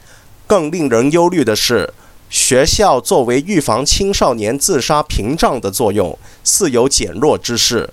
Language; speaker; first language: Chinese; non-native, local second language; Cantonese